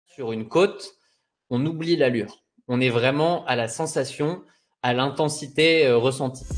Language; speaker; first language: French; native; French